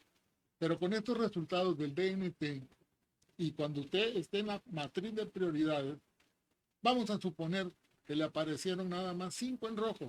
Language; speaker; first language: Spanish; native; Spanish